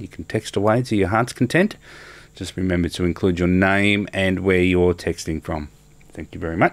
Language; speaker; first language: English; native; English